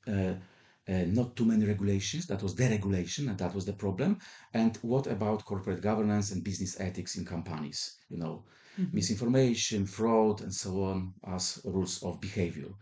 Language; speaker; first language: English; non-native, fluent; Polish